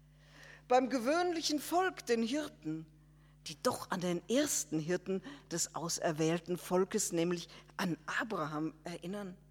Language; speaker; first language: German; native; German